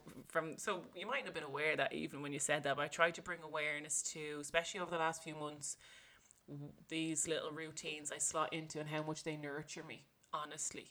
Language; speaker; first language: English; native; English